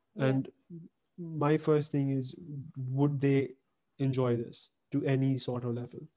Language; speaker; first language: English; native; English